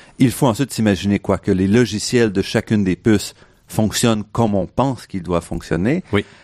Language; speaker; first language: French; native; French